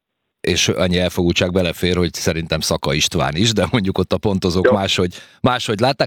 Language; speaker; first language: Hungarian; native; Hungarian